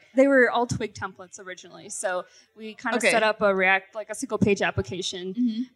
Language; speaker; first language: English; native; English